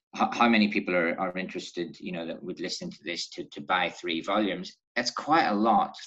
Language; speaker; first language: English; native; English